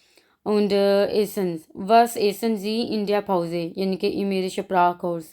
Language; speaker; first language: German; non-native, learner; Urdu